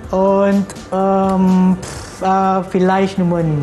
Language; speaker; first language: German; non-native, learner; Malay